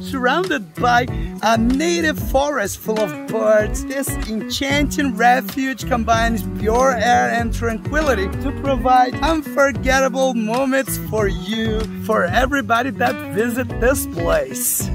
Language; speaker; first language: English; non-native, fluent; Portuguese